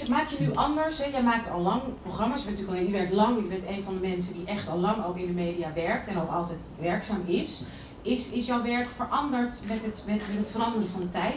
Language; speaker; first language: Dutch; native; Dutch